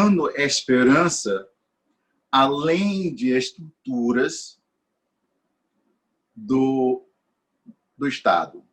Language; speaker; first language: Portuguese; non-native, fluent; English